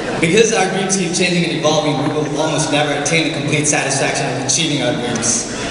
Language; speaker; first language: English; non-native, local second language; Nepali